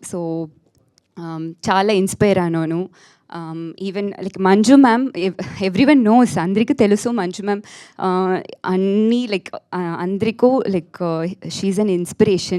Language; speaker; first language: Telugu; non-native, fluent; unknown